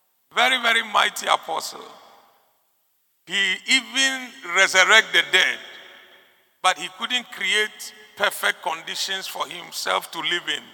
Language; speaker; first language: English; non-native, local second language; Akan